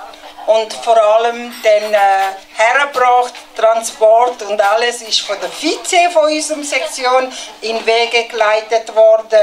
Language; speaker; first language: German; non-native, fluent; Tibetan